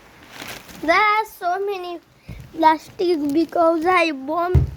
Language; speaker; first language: English; non-native, learner; Nepali